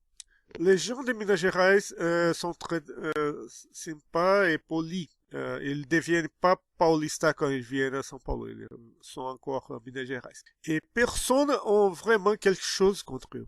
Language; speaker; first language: French; non-native, fluent; Portuguese